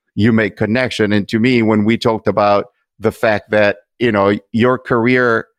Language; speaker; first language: English; non-native, fluent; Italian